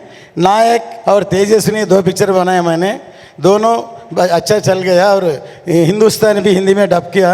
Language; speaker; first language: Hindi; non-native, local second language; Telugu